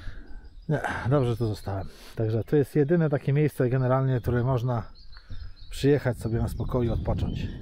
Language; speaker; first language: Polish; native; Polish